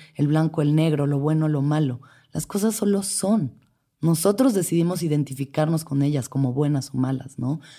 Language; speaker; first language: Spanish; native; Spanish